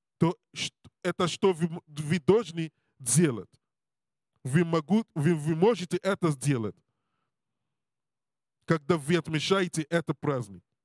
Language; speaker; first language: Russian; non-native, learner; English